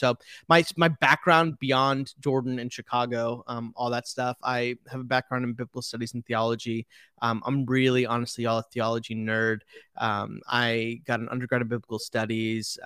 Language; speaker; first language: English; early bilingual, other home language; Telugu